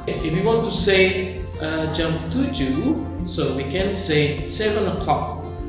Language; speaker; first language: English; non-native, fluent; Indonesian